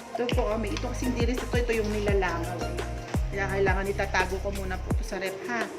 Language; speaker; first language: Filipino; non-native, local second language; Pampanga